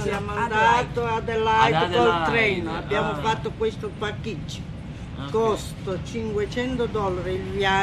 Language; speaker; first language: Italian; native; Italian